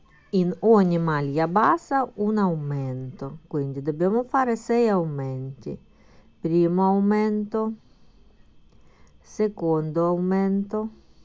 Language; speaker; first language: Italian; non-native, fluent; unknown